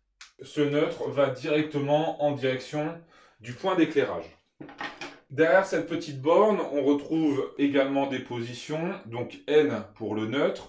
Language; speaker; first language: French; native; French